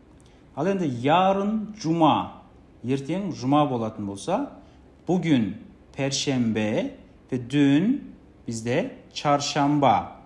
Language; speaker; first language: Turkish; non-native, fluent; Kazakh